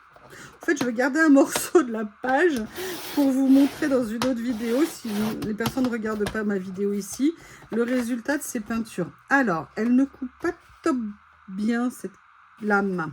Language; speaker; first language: French; native; French